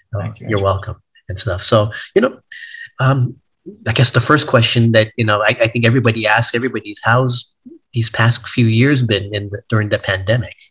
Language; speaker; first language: English; native; English